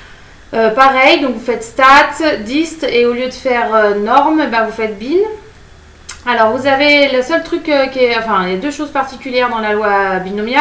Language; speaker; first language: French; native; French